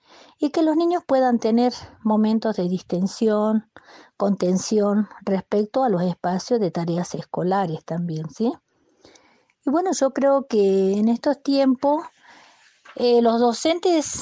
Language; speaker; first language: Spanish; native; Spanish